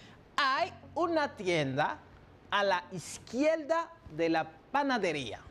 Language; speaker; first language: Spanish; non-native, fluent; French